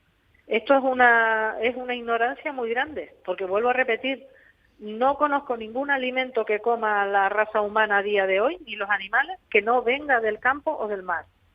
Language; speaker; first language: Spanish; native; Spanish